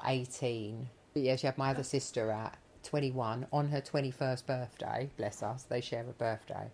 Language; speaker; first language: English; native; English